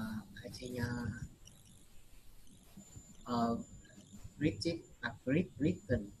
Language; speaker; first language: English; non-native, learner; Vietnamese